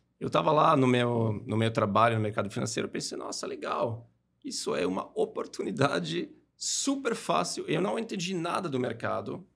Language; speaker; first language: Portuguese; non-native, fluent; German